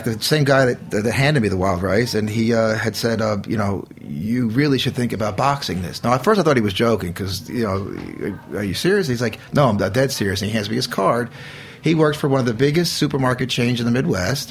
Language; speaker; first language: English; native; English